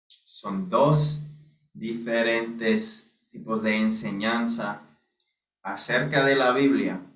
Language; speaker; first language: Spanish; non-native, fluent; English